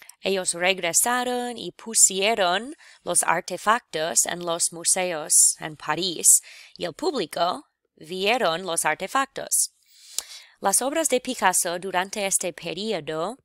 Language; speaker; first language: Spanish; non-native, fluent; English